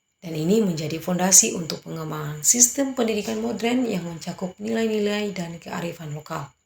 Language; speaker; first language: Indonesian; native; Indonesian